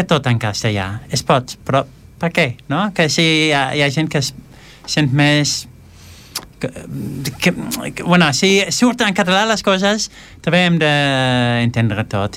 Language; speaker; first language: Catalan; non-native, fluent; Dutch